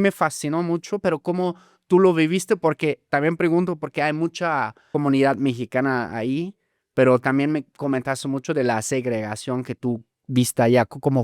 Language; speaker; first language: Spanish; non-native, fluent; German